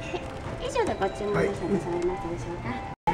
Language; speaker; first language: Japanese; native; Japanese